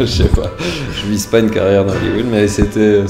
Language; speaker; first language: French; native; French